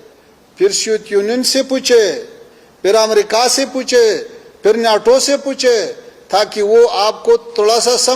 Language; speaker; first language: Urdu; non-native, fluent; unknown